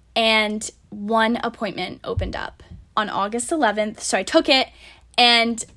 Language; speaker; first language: English; native; English